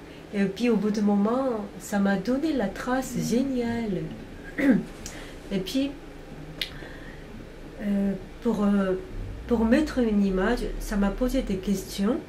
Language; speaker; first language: French; non-native, fluent; Korean